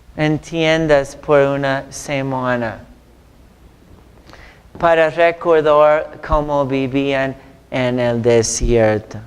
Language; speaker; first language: Spanish; non-native, fluent; English